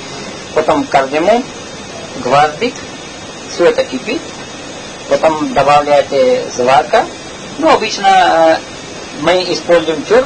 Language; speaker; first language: Russian; non-native, learner; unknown